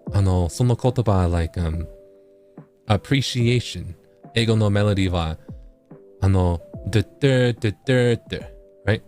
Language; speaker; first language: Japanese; non-native, learner; English